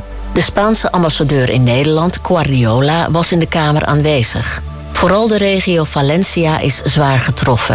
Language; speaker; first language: Dutch; native; Dutch